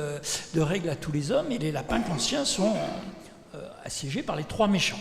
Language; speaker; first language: French; native; French